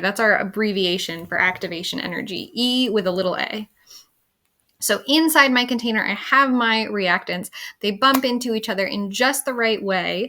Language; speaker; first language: English; native; English